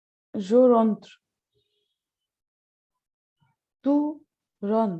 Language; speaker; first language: French; non-native, learner; Bangla